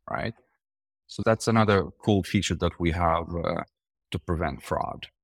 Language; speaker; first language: English; non-native, fluent; Romanian